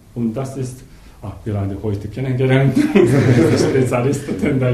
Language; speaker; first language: German; non-native, learner; Japanese